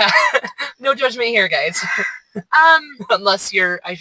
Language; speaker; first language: English; native; English